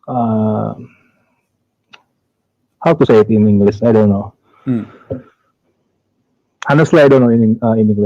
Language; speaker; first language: English; non-native, learner; Indonesian